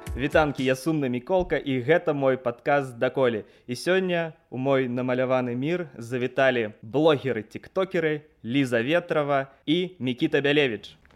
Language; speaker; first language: Belarusian; non-native, local second language; Russian